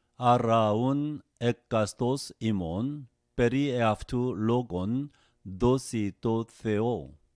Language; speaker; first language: Greek; non-native, fluent; Korean